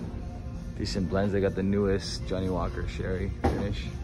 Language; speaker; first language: English; native; English